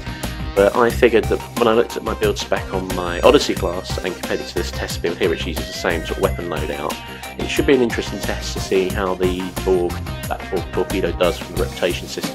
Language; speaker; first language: English; native; English